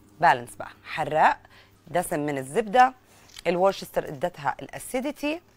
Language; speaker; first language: Arabic; native; Arabic